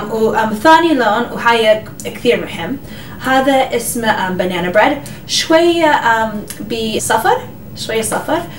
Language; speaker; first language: Arabic; early bilingual, heritage; English